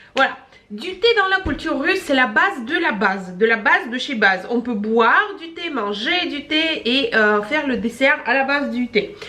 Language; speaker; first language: French; non-native, fluent; Russian